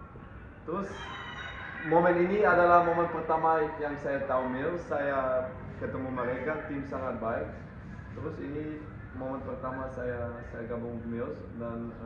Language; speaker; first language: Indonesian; non-native, fluent; Dutch